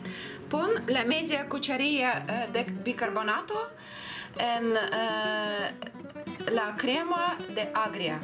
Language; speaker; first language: Spanish; non-native, learner; Russian